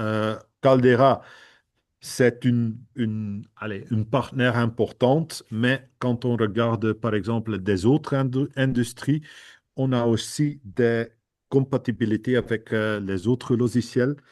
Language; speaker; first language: French; non-native, fluent; Dutch